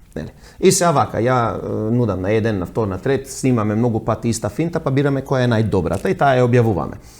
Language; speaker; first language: Macedonian; early bilingual, heritage; Macedonian